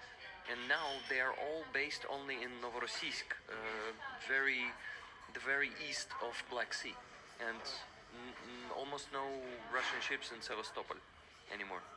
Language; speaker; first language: English; non-native, fluent; Ukrainian